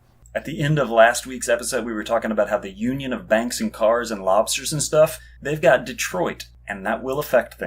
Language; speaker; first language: English; native; English